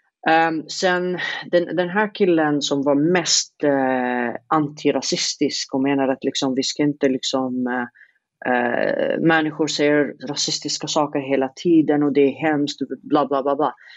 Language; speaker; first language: Swedish; non-native, fluent; Arabic